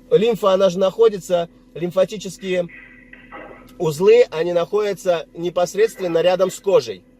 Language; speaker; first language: Russian; native; Russian